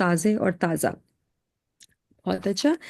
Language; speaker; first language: Hindi; native; Hindi